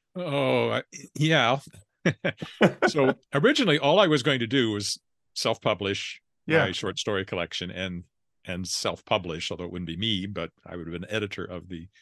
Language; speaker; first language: English; native; English